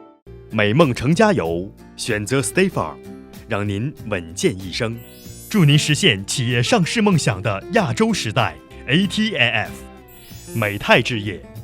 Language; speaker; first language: Chinese; native; Chinese